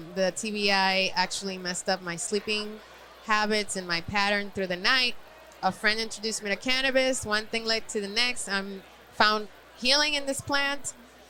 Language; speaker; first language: English; non-native, fluent; Spanish